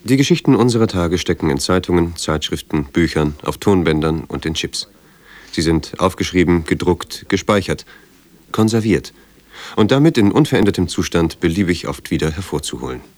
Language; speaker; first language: German; native; German